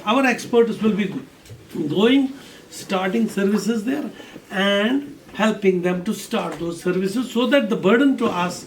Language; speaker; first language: English; non-native, local second language; Kashmiri